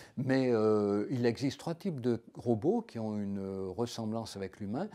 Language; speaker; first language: French; native; French